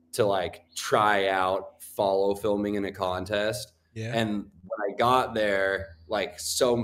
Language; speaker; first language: English; native; English